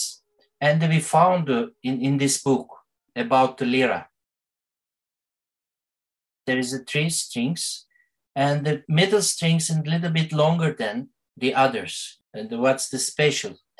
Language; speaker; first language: English; non-native, learner; Turkish